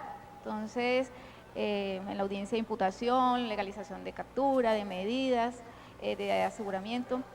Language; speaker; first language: Spanish; native; Spanish